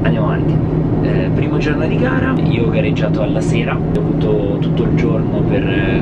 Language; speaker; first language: Italian; native; Italian